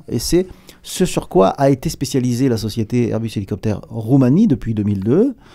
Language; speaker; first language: French; native; French